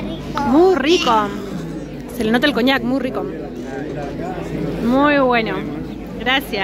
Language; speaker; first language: Spanish; native; Spanish